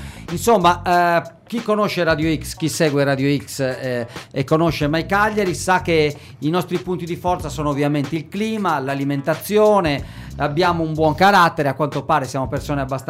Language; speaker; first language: Italian; native; Italian